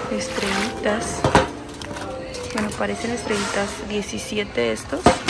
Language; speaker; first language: Spanish; native; Spanish